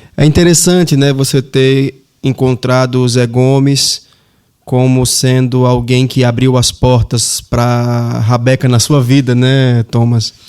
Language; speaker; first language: Portuguese; native; Portuguese